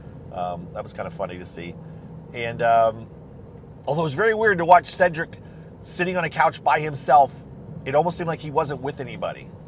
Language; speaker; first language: English; native; English